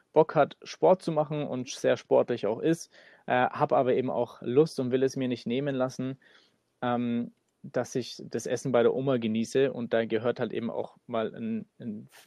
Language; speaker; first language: German; native; German